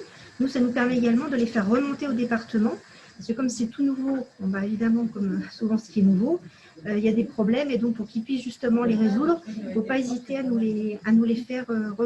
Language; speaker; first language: French; native; French